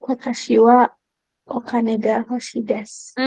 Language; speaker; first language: Japanese; non-native, learner; Indonesian